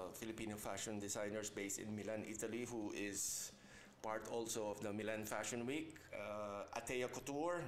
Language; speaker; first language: English; non-native, local second language; Filipino